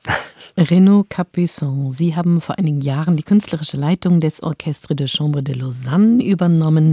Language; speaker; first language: German; native; German